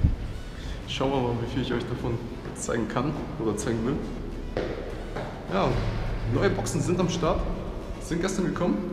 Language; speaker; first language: German; native; German